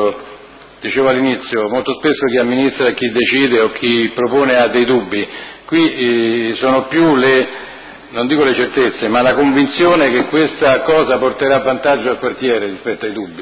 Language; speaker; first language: Italian; native; Italian